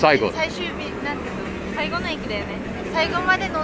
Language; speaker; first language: Japanese; native; Japanese